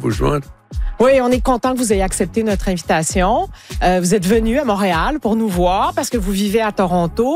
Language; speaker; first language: French; native; French